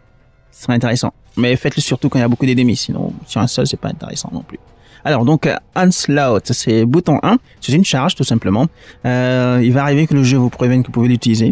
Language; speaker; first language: French; native; French